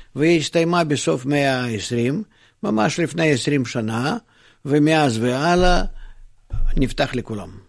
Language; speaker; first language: Hebrew; non-native, fluent; Russian